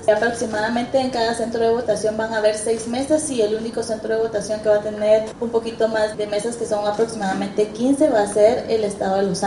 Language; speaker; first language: Spanish; native; Spanish